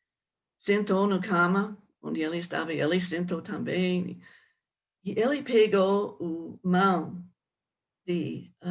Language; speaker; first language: Portuguese; non-native, learner; English